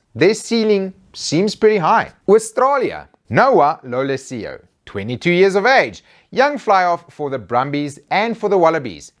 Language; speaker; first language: English; native; English